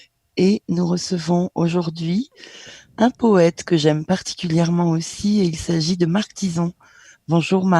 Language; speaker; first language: French; native; French